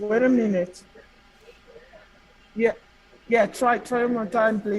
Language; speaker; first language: English; non-native, learner; Portuguese